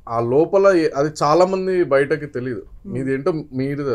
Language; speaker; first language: Telugu; native; Telugu